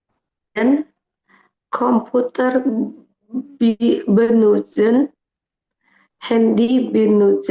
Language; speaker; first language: German; non-native, learner; Indonesian